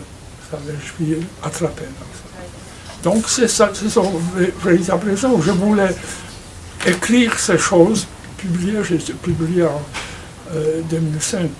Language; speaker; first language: French; non-native, fluent; Polish